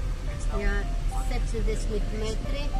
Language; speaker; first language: Latvian; non-native, local second language; Russian